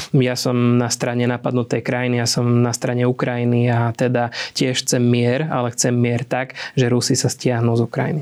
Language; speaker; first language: Slovak; non-native, local second language; Hungarian